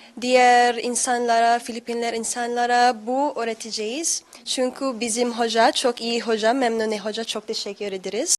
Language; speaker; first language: Turkish; non-native, learner; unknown